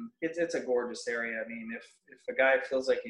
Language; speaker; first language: English; native; English